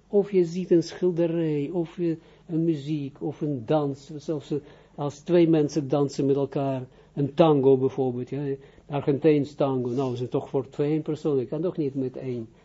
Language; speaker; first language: Dutch; non-native, fluent; Russian